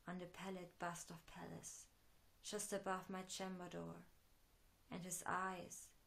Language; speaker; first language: English; non-native, fluent; German